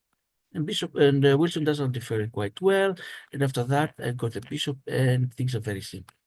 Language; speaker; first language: English; non-native, fluent; Greek